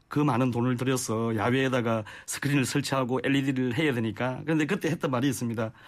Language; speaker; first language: Korean; native; Korean